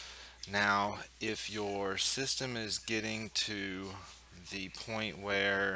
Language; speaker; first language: English; native; English